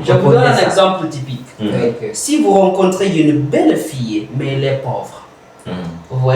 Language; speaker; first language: French; non-native, learner; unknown